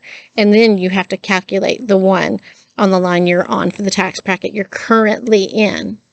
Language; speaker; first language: English; native; English